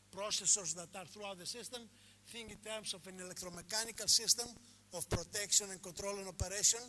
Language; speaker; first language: English; non-native, fluent; Greek